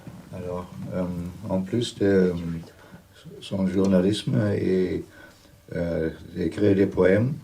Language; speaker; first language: French; non-native, learner; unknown